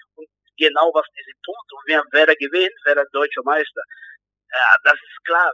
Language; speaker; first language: German; non-native, learner; Portuguese